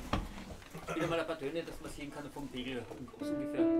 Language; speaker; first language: German; native; German